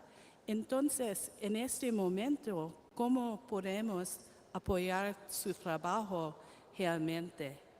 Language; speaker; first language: Spanish; non-native, learner; English